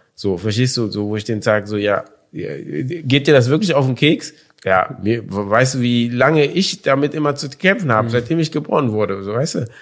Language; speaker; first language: German; early bilingual, other home language; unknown